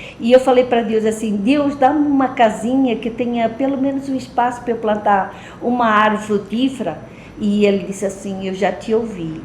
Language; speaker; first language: Portuguese; native; Portuguese